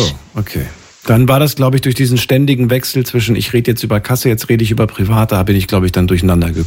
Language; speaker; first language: German; native; German